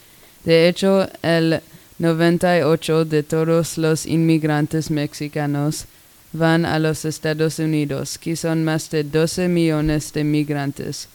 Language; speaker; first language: Spanish; non-native, learner; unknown